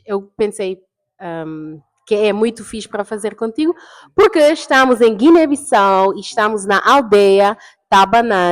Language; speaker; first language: Portuguese; non-native, fluent; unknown